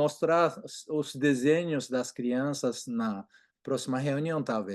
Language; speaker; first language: Portuguese; non-native, fluent; Japanese